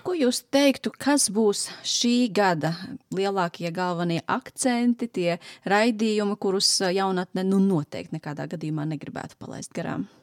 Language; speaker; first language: Latvian; native; Latvian